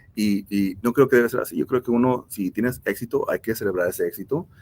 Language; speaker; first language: Spanish; early bilingual, heritage; Spanish